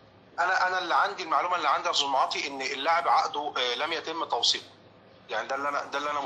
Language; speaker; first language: Arabic; native; Arabic